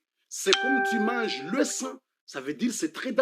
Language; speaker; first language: French; non-native, fluent; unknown